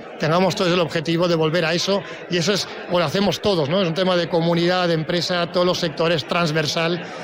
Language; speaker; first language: Spanish; non-native, local second language; Catalan